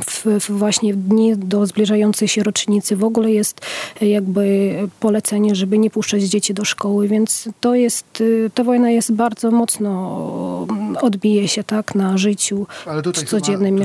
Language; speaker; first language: Polish; non-native, fluent; Ukrainian